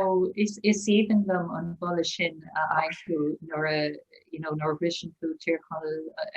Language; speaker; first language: Irish; non-native, local second language; English